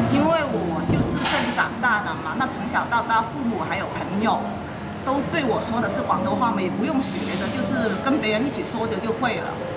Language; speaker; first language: Chinese; non-native, local second language; Cantonese